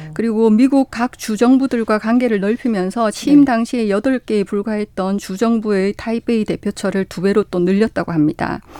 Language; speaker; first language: Korean; native; Korean